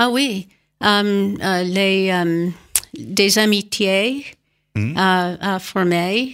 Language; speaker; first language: French; non-native, learner; English